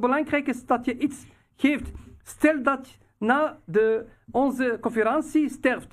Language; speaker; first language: Dutch; non-native, fluent; Riffian